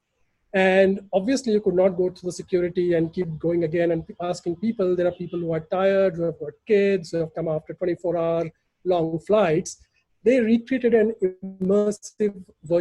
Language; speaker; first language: English; non-native, local second language; Gujarati